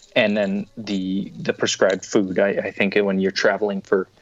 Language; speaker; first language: English; native; English